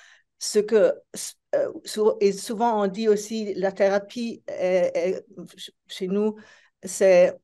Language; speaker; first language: French; non-native, fluent; Italian